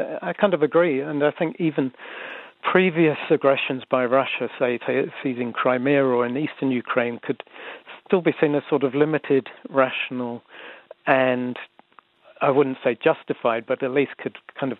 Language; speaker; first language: English; native; English